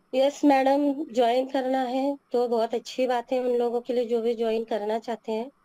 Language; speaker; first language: Hindi; non-native, local second language; Telugu